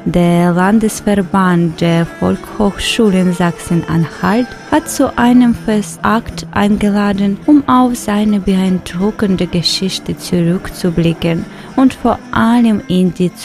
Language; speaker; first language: German; non-native, fluent; Ukrainian